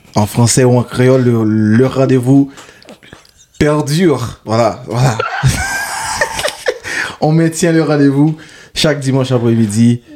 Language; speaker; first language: French; non-native, local second language; Haitian Creole